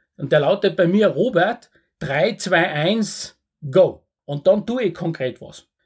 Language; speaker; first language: German; native; German